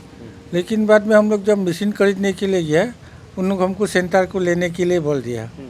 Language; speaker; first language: Hindi; non-native, local second language; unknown